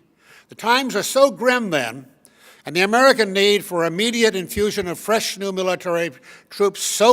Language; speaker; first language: English; native; English